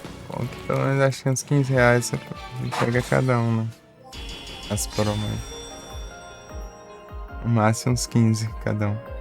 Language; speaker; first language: Portuguese; native; Portuguese